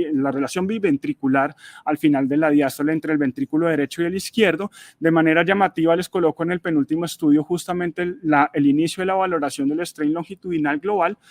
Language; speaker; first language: Spanish; native; Spanish